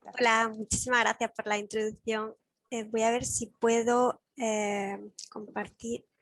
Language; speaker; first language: Spanish; native; Spanish